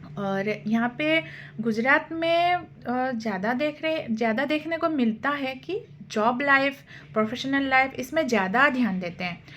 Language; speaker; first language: Hindi; non-native, local second language; Assamese